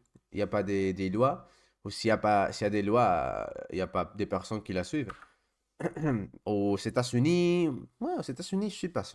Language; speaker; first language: French; non-native, learner; Spanish